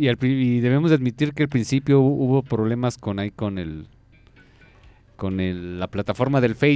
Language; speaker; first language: Spanish; native; Spanish